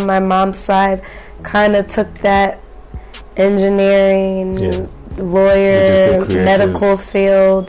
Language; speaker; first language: English; native; English